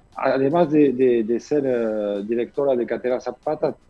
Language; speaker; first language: Spanish; non-native, fluent; French